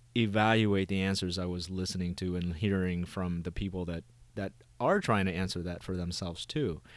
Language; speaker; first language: English; early bilingual, other home language; Vietnamese